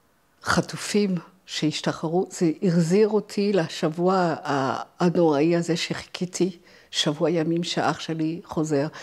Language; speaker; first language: Hebrew; non-native, fluent; French